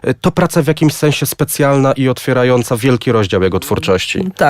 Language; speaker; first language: Polish; native; Polish